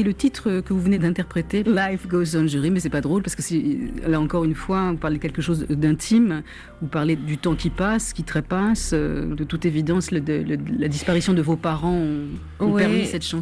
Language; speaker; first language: French; native; French